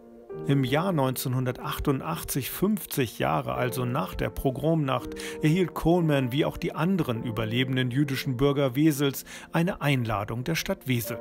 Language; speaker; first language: German; native; German